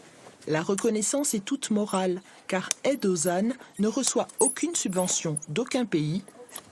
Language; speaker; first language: French; native; French